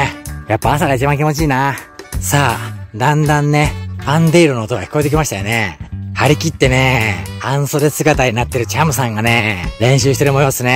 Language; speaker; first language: Japanese; native; Japanese